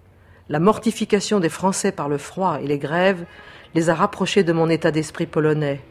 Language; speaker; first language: French; native; French